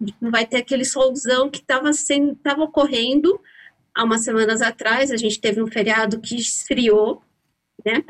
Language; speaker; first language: Portuguese; native; Portuguese